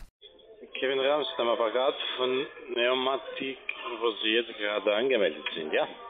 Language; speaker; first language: German; non-native, fluent; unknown